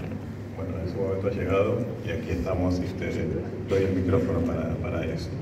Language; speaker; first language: Spanish; native; Spanish